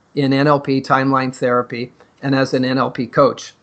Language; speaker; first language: English; native; English